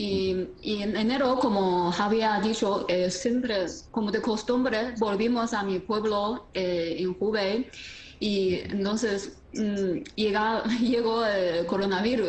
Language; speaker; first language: Spanish; non-native, fluent; Chinese